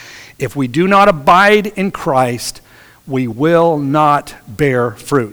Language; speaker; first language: English; native; English